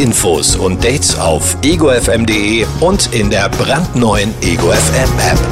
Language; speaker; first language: German; native; German